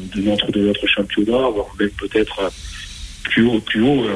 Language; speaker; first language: French; native; French